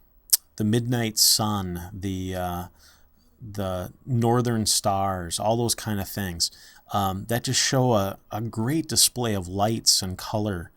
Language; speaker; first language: English; native; English